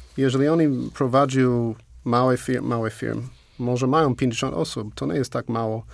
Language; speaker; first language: Polish; non-native, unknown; English